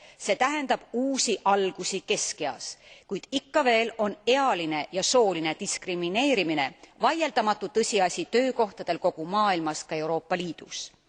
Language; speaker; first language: Estonian; native; Estonian